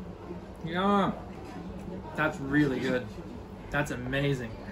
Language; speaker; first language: English; native; English